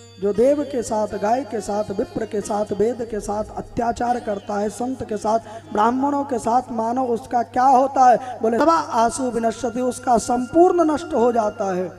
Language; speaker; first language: Hindi; native; Hindi